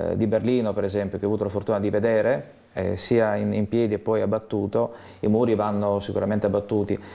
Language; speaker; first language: Italian; native; Italian